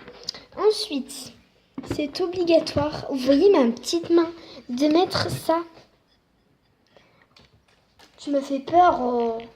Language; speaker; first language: French; native; French